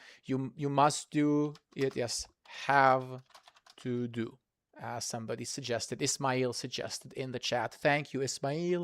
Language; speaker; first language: English; non-native, fluent; Serbian